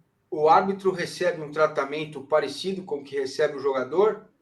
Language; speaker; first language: Portuguese; native; Portuguese